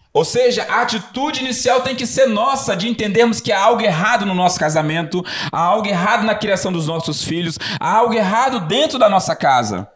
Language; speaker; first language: Portuguese; native; Portuguese